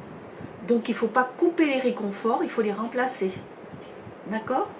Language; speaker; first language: French; native; French